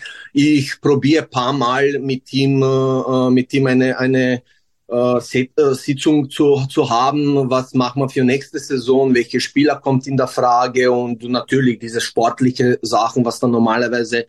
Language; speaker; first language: German; non-native, fluent; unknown